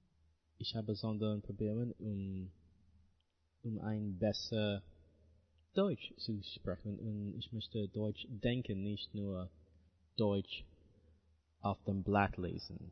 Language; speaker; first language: German; non-native, learner; English